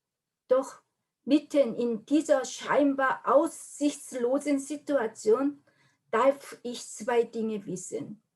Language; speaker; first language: German; non-native, learner; Korean